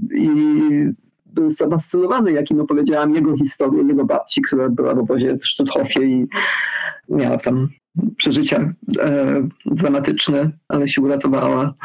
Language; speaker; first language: Polish; early bilingual, heritage; Polish